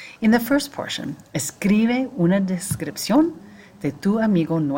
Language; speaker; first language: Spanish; non-native, fluent; English